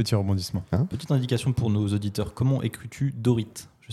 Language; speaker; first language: French; native; French